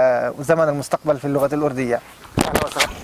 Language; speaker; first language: Arabic; native; Arabic